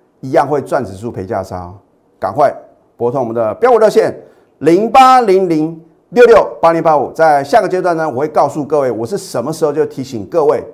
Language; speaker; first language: Chinese; native; Chinese